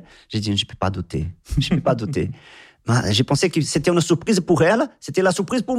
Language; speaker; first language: French; non-native, fluent; Portuguese